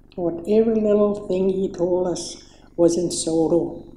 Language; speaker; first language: English; native; English